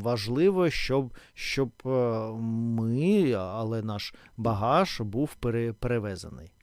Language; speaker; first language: Ukrainian; non-native, local second language; Russian